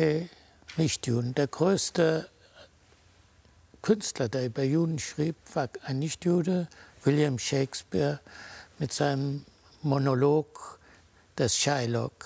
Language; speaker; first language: German; early bilingual, heritage; German